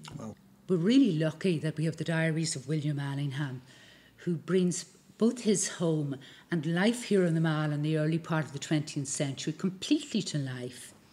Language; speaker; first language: English; native; English